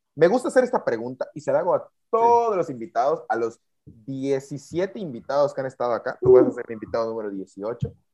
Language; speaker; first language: Spanish; native; Spanish